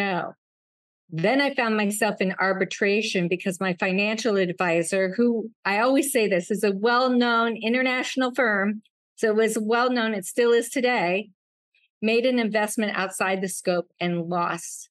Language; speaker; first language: English; native; English